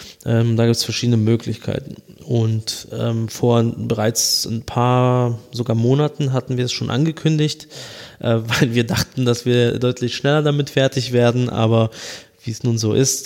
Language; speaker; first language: German; native; German